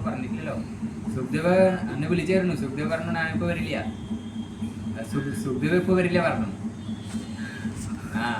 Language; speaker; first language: Malayalam; non-native, fluent; Bangla